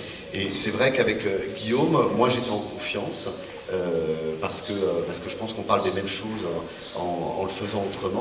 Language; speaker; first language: French; native; French